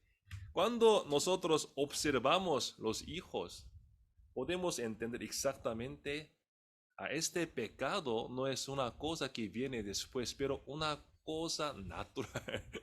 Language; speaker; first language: Spanish; non-native, fluent; Korean